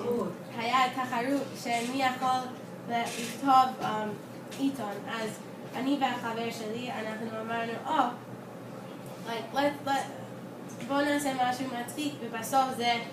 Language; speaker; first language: Hebrew; early bilingual, other home language; English